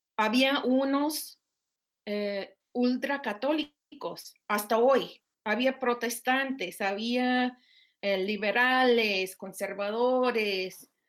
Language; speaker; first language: Spanish; non-native, fluent; English